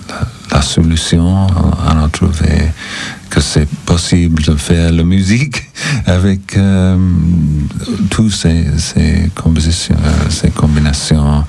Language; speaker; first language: French; non-native, fluent; English